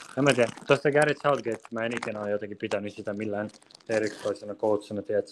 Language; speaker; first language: Finnish; early bilingual, other home language; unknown